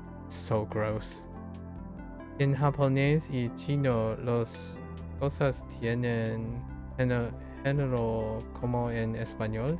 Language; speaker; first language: Spanish; non-native, learner; English